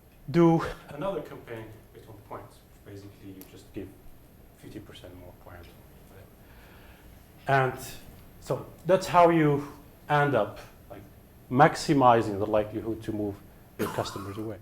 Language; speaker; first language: English; non-native, fluent; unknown